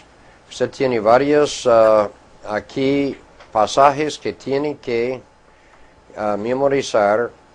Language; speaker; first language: Spanish; non-native, fluent; English